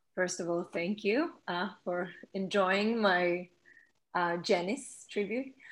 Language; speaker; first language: English; non-native, fluent; Hebrew